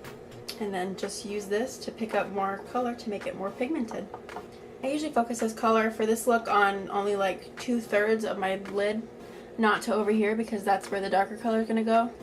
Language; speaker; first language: English; native; English